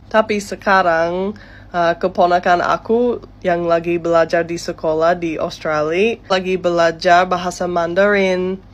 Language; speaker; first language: Indonesian; non-native, fluent; English